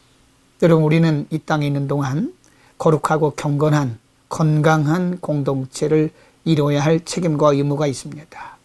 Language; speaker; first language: Korean; native; Korean